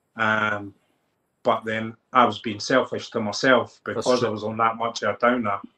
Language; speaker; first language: English; native; English